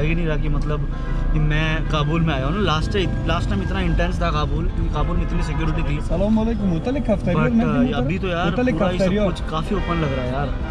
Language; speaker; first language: Hindi; native; Hindi